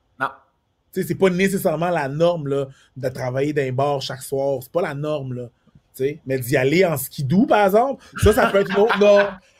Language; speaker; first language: French; early bilingual, other home language; Haitian Creole